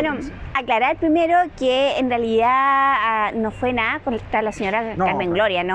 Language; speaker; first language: Spanish; native; Spanish